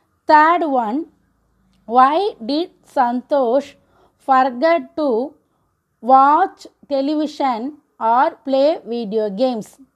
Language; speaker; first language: English; non-native, local second language; Tamil